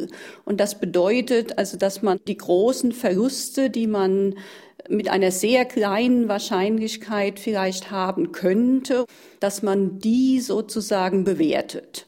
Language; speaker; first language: German; native; German